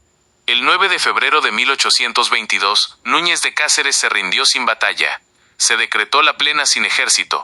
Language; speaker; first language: Spanish; native; Spanish